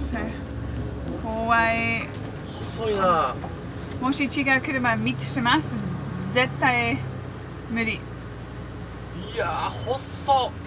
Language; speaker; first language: Japanese; non-native, learner; English